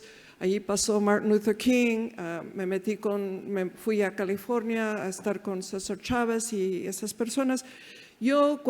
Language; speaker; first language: Spanish; early bilingual, heritage; Spanish